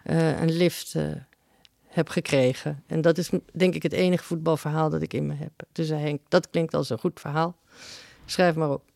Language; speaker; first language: Dutch; early bilingual, other home language; Spanish